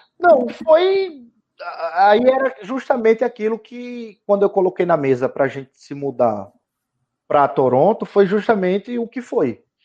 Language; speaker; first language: Portuguese; native; Portuguese